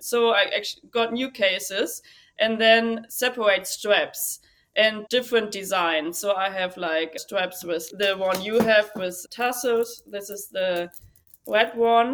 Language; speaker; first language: English; non-native, fluent; German